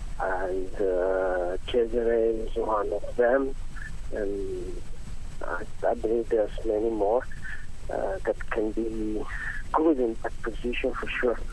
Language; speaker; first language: English; non-native, learner; Italian